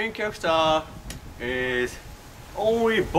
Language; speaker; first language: English; non-native, learner; Japanese